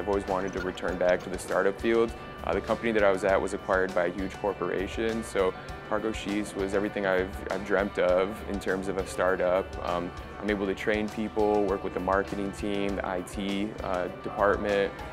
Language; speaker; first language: English; early bilingual, other home language; Portuguese